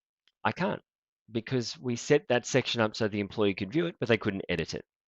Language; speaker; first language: English; native; English